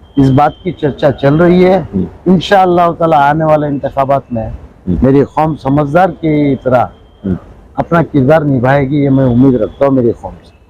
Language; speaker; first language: Hindi; non-native, local second language; Urdu